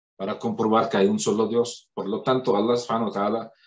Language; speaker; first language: Spanish; non-native, fluent; Arabic